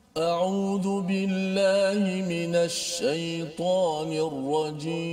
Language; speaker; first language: Malay; native; Malay